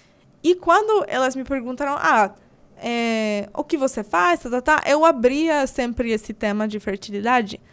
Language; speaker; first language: Portuguese; non-native, fluent; Polish